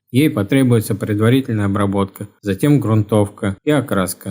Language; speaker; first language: Russian; native; Russian